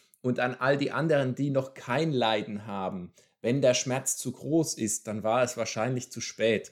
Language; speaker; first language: German; native; German